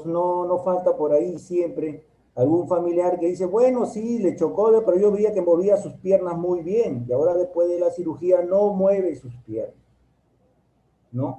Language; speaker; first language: Spanish; native; Spanish